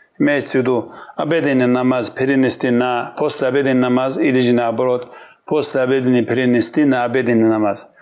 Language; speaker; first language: Russian; non-native, local second language; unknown